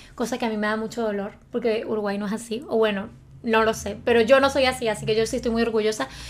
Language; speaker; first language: Spanish; native; Spanish